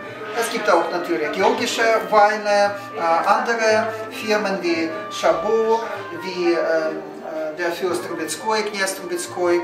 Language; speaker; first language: German; non-native, fluent; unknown